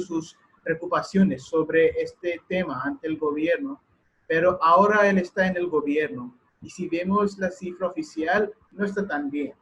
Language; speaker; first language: Spanish; non-native, learner; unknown